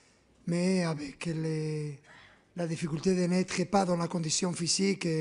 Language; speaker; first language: French; non-native, fluent; Spanish